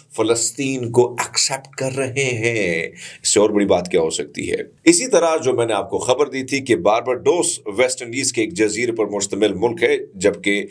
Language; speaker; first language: Urdu; non-native, local second language; Punjabi